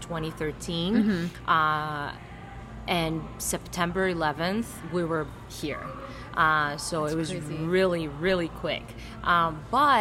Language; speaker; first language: English; non-native, fluent; Greek